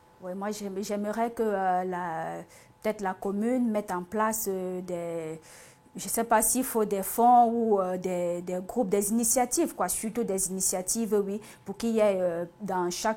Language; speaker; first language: French; non-native, fluent; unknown